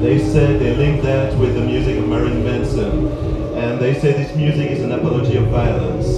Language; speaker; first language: English; non-native, fluent; French